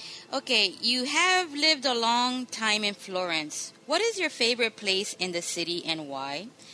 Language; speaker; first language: English; non-native, local second language; Spanish